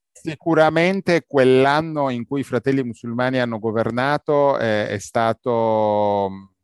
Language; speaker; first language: Italian; non-native, fluent; Arabic